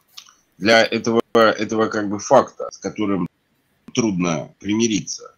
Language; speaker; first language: Russian; native; Russian